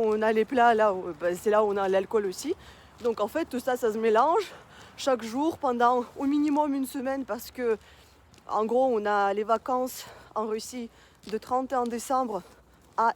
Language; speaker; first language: French; non-native, fluent; Russian